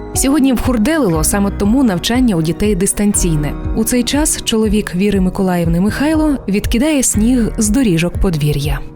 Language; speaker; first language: Ukrainian; native; Ukrainian